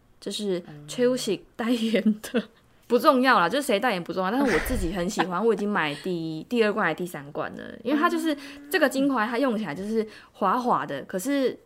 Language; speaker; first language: Chinese; native; Chinese